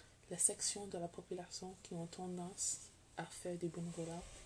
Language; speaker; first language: French; non-native, learner; English